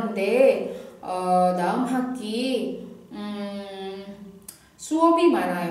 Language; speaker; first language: Korean; non-native, fluent; Indonesian